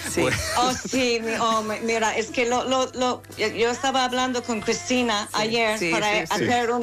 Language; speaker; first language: Spanish; non-native, learner; English